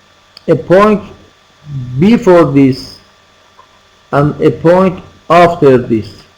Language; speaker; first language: English; non-native, fluent; Persian